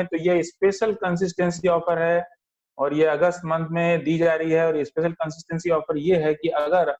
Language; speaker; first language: Hindi; native; Hindi